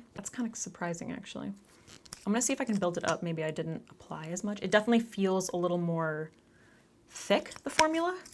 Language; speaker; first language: English; native; English